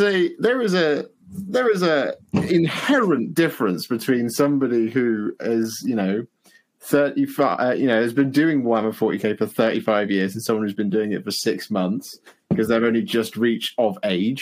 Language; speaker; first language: English; native; English